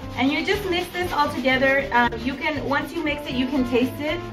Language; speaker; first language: English; early bilingual, other home language; Spanish